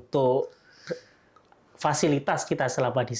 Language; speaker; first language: Indonesian; native; Indonesian